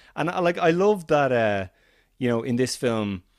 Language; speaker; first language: English; native; English